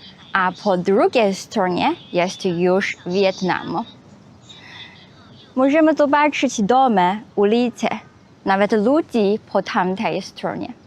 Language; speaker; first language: Polish; non-native, fluent; Chinese